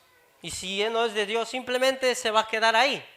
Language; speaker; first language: Spanish; native; Spanish